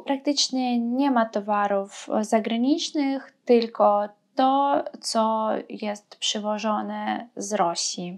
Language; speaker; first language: Polish; non-native, fluent; Russian